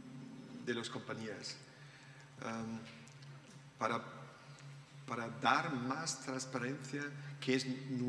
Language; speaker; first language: Spanish; non-native, learner; German